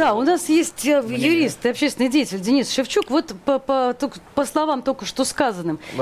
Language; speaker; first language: Russian; native; Russian